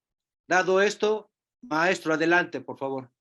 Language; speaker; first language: Spanish; native; Spanish